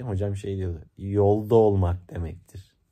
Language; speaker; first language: Turkish; native; Turkish